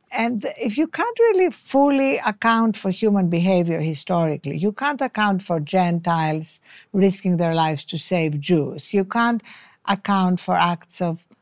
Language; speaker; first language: English; non-native, fluent; French